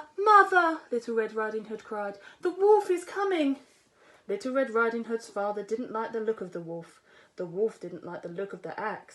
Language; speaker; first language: English; native; English